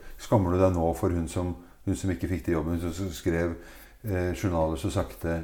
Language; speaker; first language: Norwegian; native; Norwegian